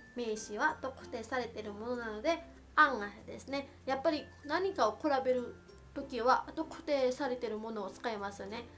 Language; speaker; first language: Japanese; non-native, fluent; Filipino